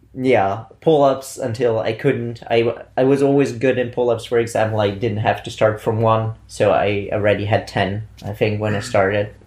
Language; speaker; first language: English; non-native, fluent; Italian